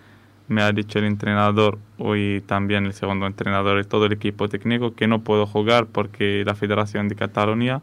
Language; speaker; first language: Spanish; non-native, fluent; Arabic